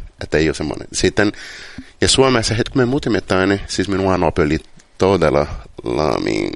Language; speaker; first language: Finnish; non-native, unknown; Portuguese